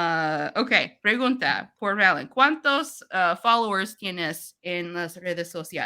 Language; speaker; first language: Spanish; non-native, learner; English